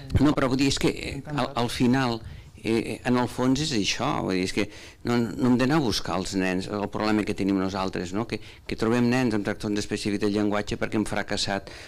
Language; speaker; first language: Catalan; native; Catalan